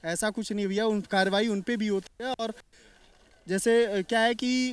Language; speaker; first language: Hindi; native; Hindi